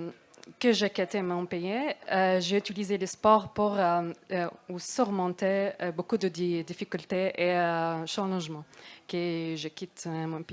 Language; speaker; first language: French; non-native, learner; Arabic